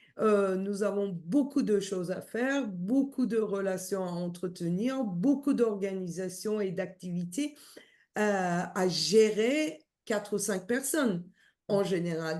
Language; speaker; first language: French; non-native, fluent; Turkish